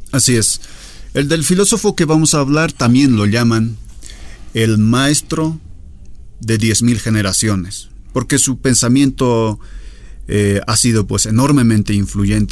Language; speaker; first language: Spanish; native; Spanish